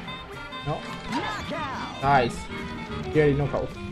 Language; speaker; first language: English; non-native, learner; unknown